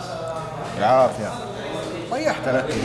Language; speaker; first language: Arabic; native; Arabic